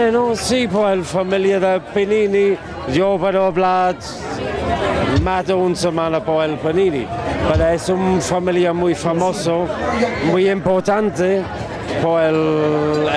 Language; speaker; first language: Spanish; non-native, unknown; English